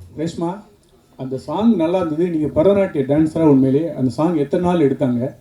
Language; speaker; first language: Tamil; native; Tamil